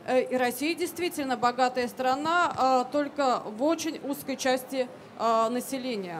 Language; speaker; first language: Russian; native; Russian